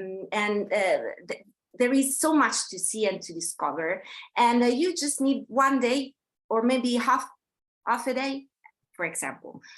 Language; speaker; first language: English; non-native, fluent; Italian